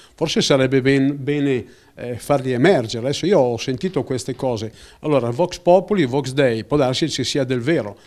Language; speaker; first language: Italian; native; Italian